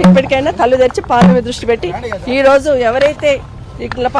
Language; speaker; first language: Telugu; native; Telugu